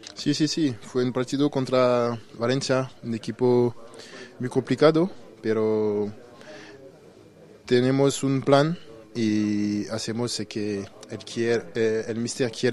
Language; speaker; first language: Spanish; non-native, fluent; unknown